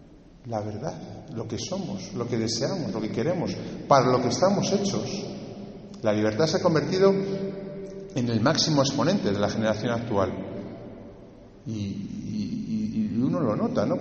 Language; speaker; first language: Spanish; native; Spanish